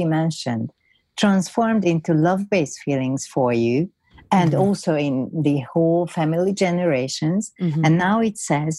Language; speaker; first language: English; non-native, fluent; Hungarian